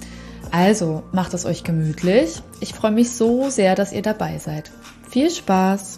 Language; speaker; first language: German; native; German